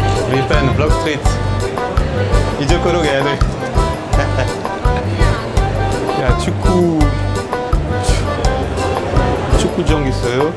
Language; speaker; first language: Korean; non-native, learner; French